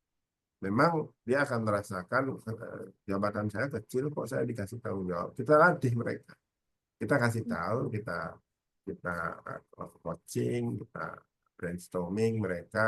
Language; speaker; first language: Indonesian; native; Indonesian